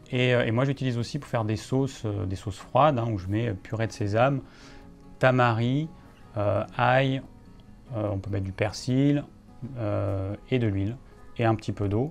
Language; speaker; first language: French; native; French